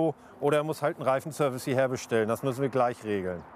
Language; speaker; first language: German; native; German